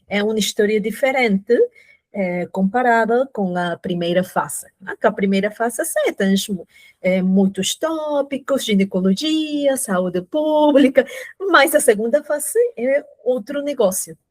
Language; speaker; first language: Portuguese; non-native, fluent; Spanish